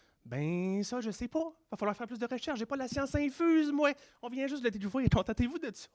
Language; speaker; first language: French; native; French